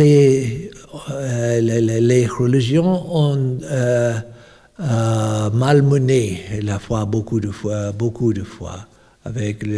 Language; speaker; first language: French; non-native, fluent; English